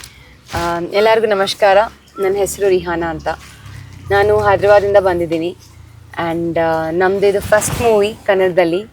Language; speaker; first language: Kannada; non-native, learner; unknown